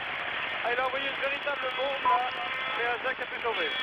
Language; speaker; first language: French; native; French